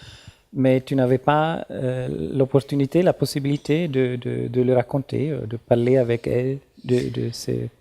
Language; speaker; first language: French; non-native, learner; German